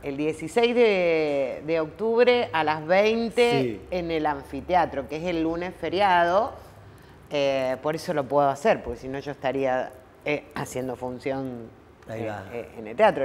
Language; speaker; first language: Spanish; native; Spanish